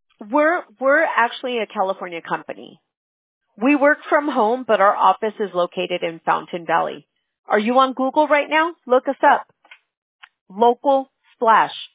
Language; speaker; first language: English; early bilingual, other home language; Spanish